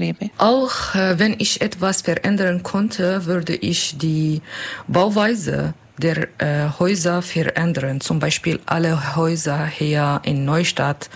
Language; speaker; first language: German; non-native, learner; Kurdish